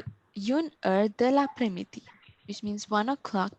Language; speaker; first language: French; non-native, learner; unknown